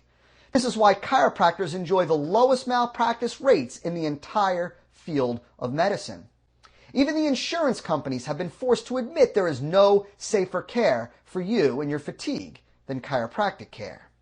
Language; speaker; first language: English; native; English